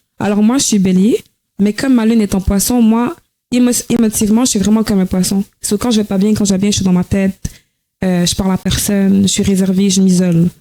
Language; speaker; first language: French; native; French